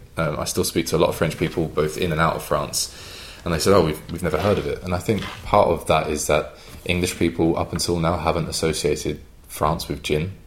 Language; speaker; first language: English; native; English